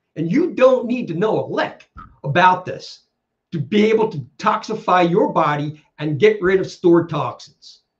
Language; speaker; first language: English; native; English